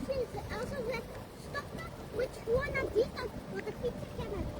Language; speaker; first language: Dutch; early bilingual, other home language; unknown